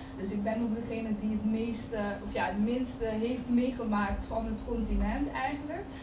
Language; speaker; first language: Dutch; early bilingual, other home language; Kinyarwanda